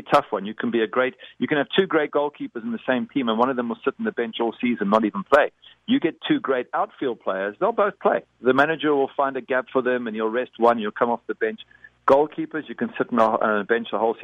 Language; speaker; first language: English; native; English